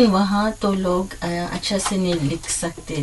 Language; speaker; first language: Hindi; early bilingual, heritage; English